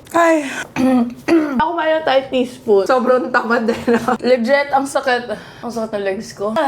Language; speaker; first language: Filipino; native; Filipino